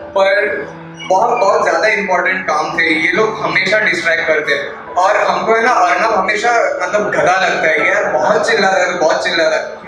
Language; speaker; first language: Hindi; native; Hindi